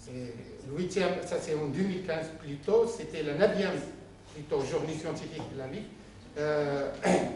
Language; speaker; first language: French; non-native, local second language; Arabic